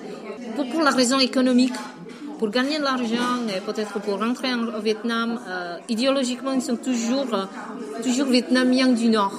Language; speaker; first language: French; non-native, fluent; Vietnamese